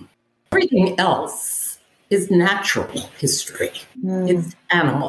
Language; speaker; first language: English; native; English